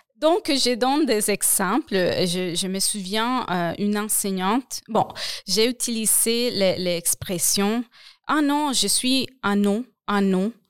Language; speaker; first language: French; non-native, fluent; Spanish